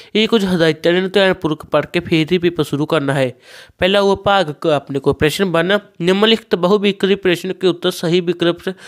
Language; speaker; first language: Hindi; non-native, local second language; Punjabi